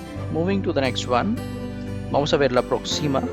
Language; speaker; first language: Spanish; non-native, fluent; Bangla